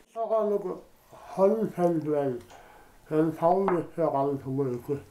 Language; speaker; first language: Mongolian; non-native, learner; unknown